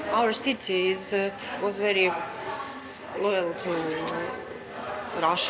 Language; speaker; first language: English; non-native, learner; Russian